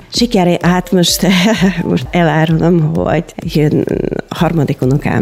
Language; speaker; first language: Hungarian; non-native, fluent; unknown